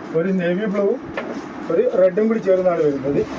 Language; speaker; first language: Malayalam; native; Malayalam